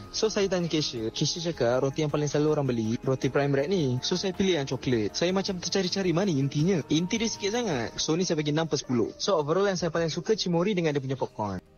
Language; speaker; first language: Malay; native; Malay